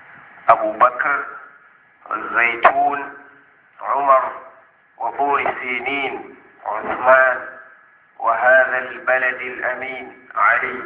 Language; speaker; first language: Arabic; non-native, fluent; Hausa